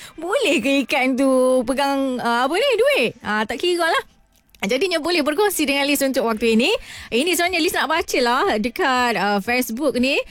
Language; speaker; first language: Malay; native; Malay